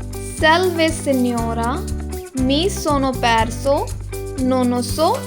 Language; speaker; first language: Italian; non-native, learner; Hindi